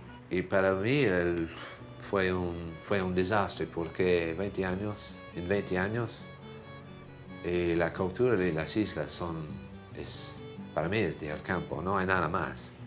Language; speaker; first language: Spanish; non-native, fluent; English